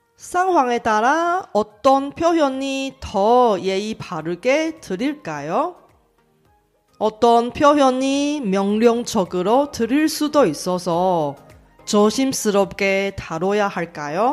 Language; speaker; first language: Korean; non-native, fluent; Chinese